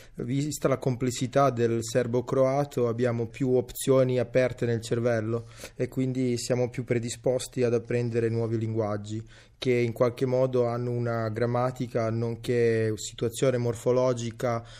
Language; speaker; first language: Italian; early bilingual, other home language; Serbian